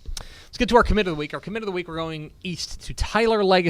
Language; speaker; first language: English; native; English